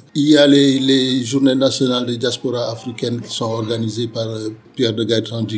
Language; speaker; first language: French; non-native, local second language; Wolof